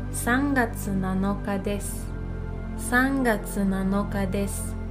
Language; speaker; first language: Japanese; non-native, fluent; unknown